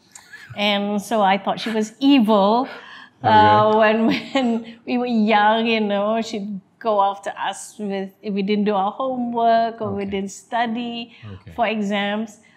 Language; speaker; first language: English; non-native, local second language; Malay